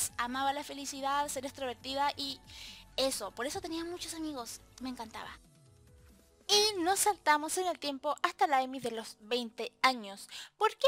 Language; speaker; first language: Spanish; native; Spanish